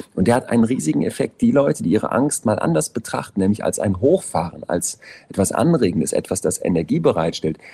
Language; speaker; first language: German; native; German